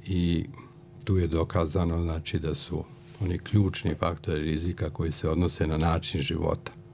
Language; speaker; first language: Croatian; native; Croatian